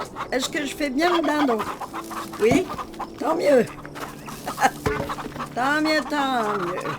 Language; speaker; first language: French; native; French